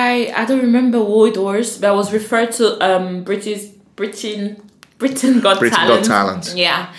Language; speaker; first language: English; native; English